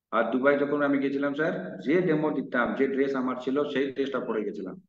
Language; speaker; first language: Bangla; non-native, local second language; Odia